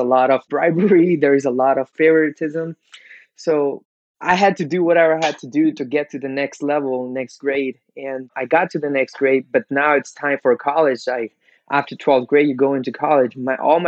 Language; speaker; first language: English; non-native, local second language; Gujarati